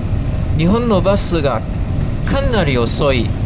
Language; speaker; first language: Japanese; non-native, fluent; English